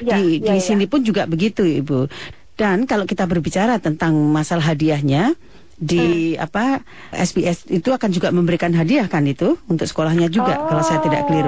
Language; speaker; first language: Indonesian; native; Indonesian